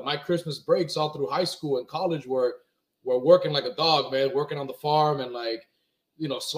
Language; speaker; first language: English; early bilingual, other home language; Spanish